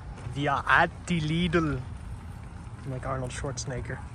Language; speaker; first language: German; non-native, learner; English